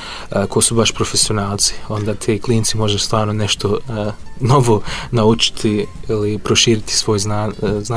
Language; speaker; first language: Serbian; non-native, fluent; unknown